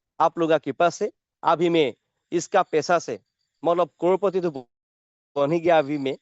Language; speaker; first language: Hindi; non-native, local second language; Assamese